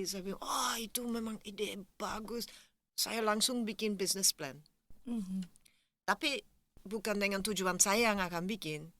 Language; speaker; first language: Indonesian; non-native, fluent; Dutch